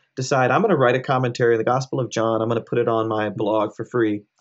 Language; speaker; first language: English; native; English